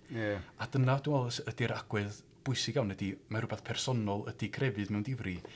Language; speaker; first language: Welsh; native; Welsh